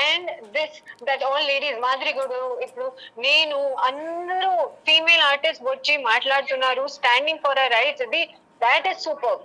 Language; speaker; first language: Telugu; non-native, learner; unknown